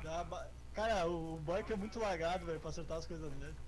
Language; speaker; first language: Portuguese; native; Portuguese